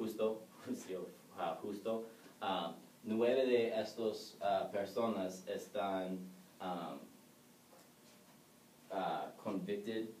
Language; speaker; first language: Spanish; non-native, learner; English